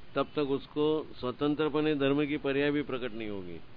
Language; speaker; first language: Hindi; non-native, local second language; Gujarati